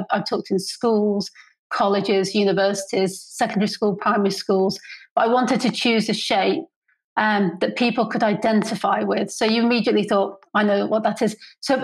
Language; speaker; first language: English; native; English